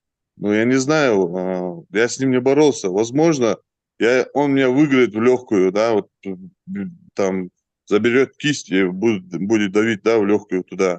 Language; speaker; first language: Russian; native; Russian